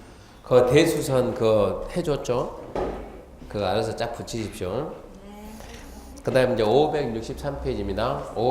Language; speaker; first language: Korean; native; Korean